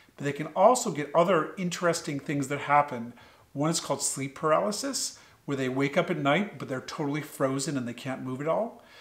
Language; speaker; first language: English; native; English